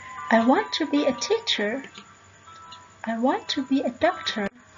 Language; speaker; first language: English; non-native, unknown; Thai